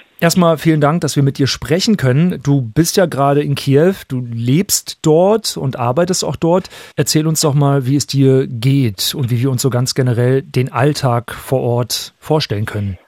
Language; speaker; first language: German; native; German